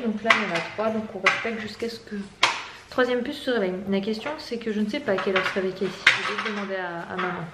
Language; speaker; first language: French; native; French